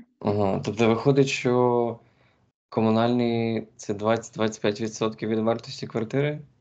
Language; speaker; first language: Ukrainian; native; Ukrainian